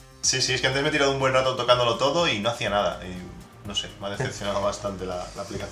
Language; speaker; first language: Spanish; native; Spanish